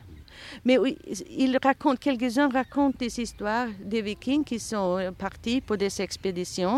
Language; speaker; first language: French; non-native, fluent; Swedish